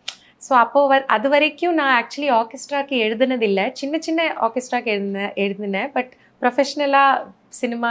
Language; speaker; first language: Tamil; non-native, fluent; Malayalam